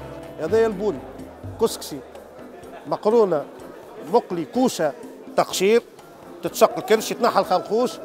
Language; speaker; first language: Arabic; native; Arabic